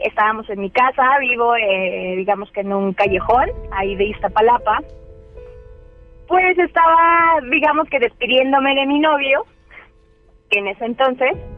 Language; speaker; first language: Spanish; native; Spanish